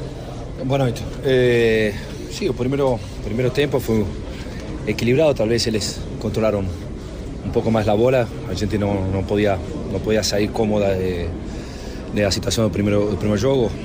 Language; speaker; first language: Portuguese; non-native, fluent; Spanish